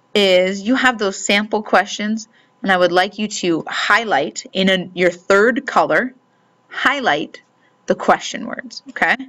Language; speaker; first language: English; native; English